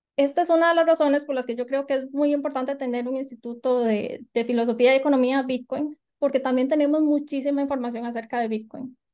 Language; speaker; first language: Spanish; native; Spanish